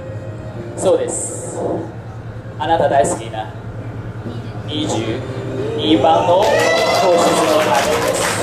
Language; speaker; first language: Japanese; non-native, fluent; Chinese